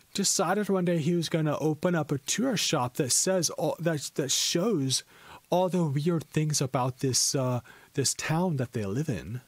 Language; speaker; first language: English; native; English